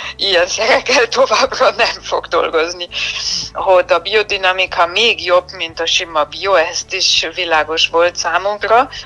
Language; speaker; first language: Hungarian; non-native, fluent; German